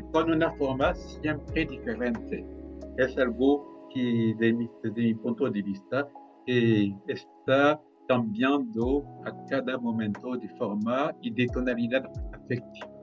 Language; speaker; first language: Spanish; non-native, fluent; French